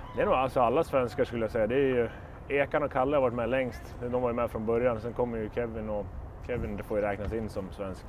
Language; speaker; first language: Swedish; native; Swedish